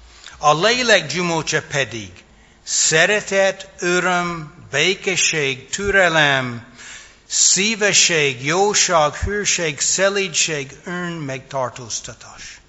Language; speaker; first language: Hungarian; non-native, fluent; English